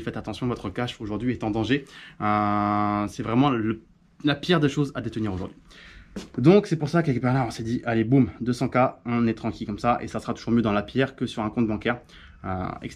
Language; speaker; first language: French; native; French